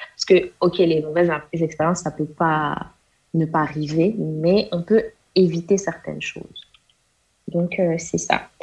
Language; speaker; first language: French; non-native, local second language; Wolof